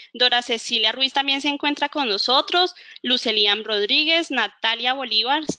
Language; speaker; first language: Spanish; native; Spanish